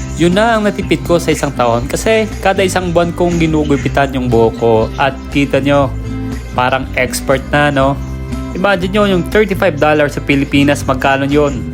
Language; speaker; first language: Filipino; non-native, local second language; Hiligaynon